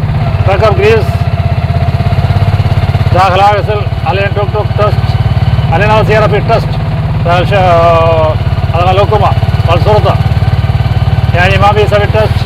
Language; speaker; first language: Arabic; non-native, learner; Malayalam